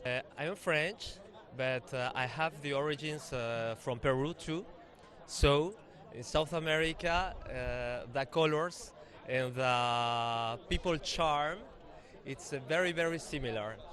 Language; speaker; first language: English; non-native, learner; French